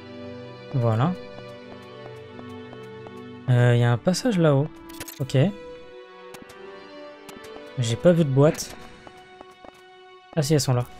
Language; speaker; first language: French; native; French